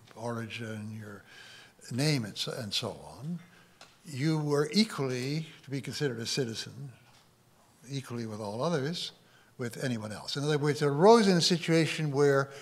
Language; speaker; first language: English; native; English